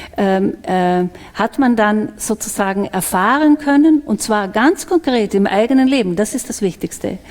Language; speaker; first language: German; non-native, local second language; Slovenian